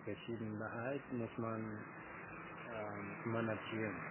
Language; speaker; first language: German; non-native, learner; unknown